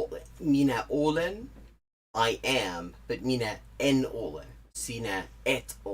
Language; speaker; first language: Finnish; non-native, learner; English